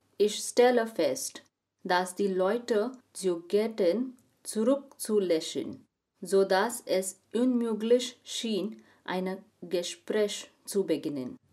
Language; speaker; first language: German; non-native, learner; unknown